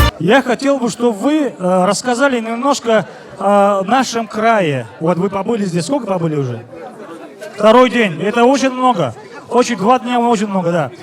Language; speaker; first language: Russian; non-native, local second language; Lezghian